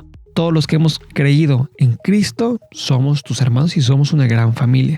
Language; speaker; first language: Spanish; native; Spanish